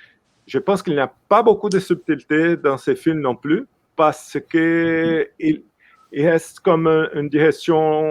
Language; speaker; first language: French; non-native, fluent; Portuguese